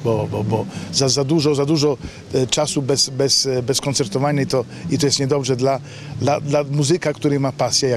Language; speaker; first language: Polish; non-native, fluent; Italian